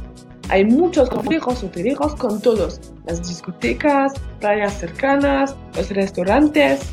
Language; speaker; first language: Spanish; non-native, learner; French